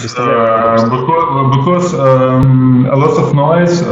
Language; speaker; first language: English; non-native, learner; Russian